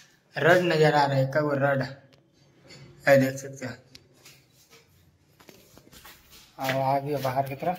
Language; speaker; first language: Hindi; non-native, local second language; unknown